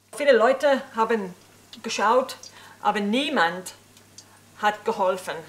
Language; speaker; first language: German; early bilingual, heritage; English